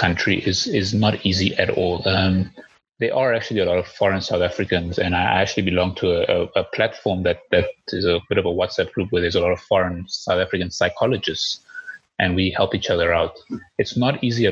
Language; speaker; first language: English; early bilingual, other home language; Spanish